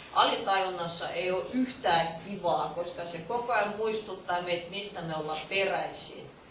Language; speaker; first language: Finnish; non-native, fluent; Russian